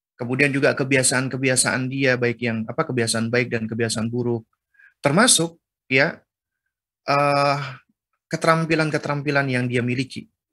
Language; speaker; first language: Indonesian; native; Indonesian